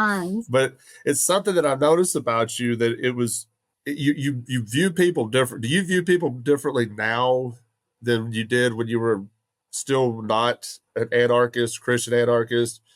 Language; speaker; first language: English; native; English